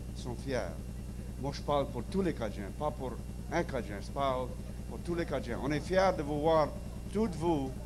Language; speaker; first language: French; early bilingual, heritage; French